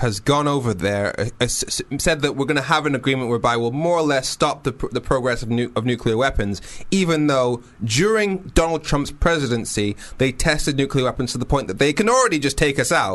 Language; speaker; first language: English; native; English